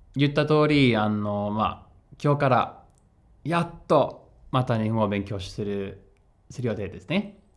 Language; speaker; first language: Japanese; non-native, learner; English